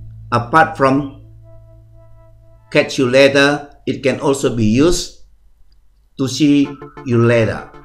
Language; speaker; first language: English; non-native, fluent; Indonesian